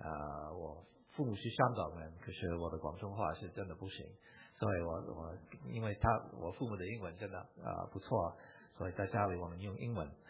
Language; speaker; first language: Chinese; non-native, fluent; English